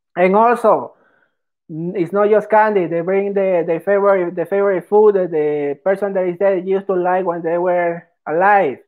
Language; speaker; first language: English; non-native, fluent; Spanish